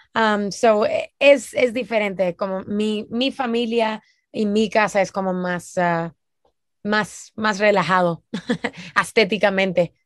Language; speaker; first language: Spanish; early bilingual, heritage; Spanish